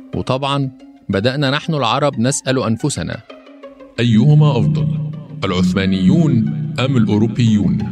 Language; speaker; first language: Arabic; native; Arabic